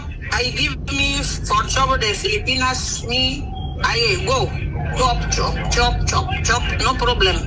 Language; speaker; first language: English; non-native, learner; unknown